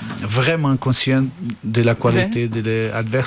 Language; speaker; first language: French; non-native, fluent; Portuguese